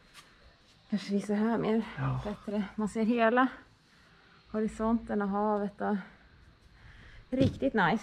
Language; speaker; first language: Swedish; native; Swedish